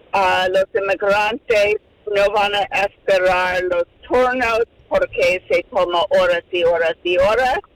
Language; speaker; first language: Spanish; non-native, fluent; English